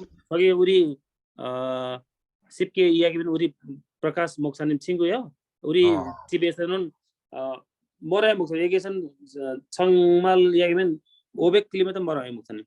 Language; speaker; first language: Korean; non-native, learner; Nepali